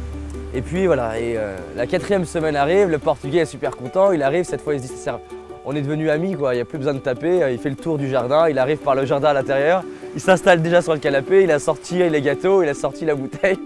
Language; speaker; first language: French; native; French